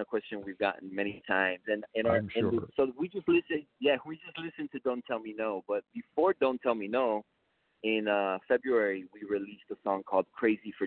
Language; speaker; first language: English; early bilingual, other home language; Spanish